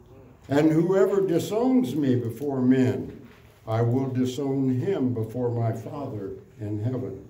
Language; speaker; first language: English; native; English